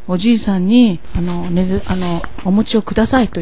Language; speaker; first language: Japanese; native; Japanese